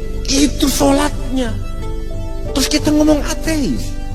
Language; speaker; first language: Indonesian; non-native, local second language; Javanese